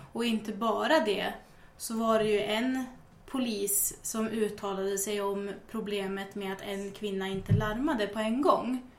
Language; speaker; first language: Swedish; native; Swedish